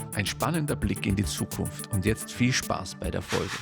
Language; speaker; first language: German; native; German